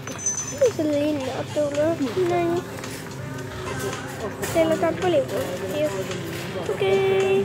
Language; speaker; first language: Finnish; early bilingual, heritage; Finnish